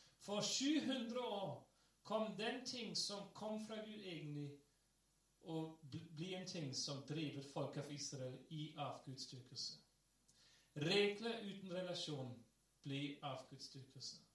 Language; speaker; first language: Norwegian; non-native, fluent; English